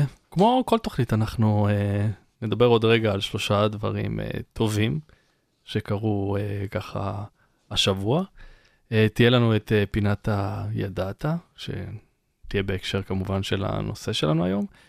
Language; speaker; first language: Hebrew; native; Hebrew